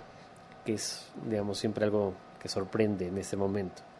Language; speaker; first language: Spanish; native; Spanish